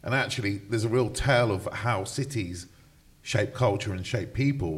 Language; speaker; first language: English; native; English